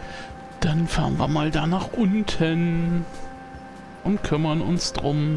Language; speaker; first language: German; native; German